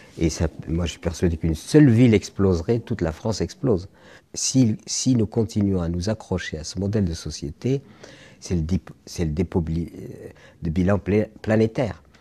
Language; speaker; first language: French; non-native, local second language; Arabic